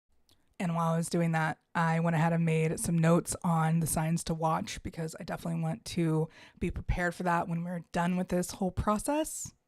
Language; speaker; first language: English; native; English